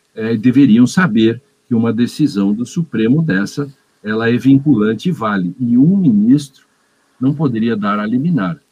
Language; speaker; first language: Portuguese; native; Portuguese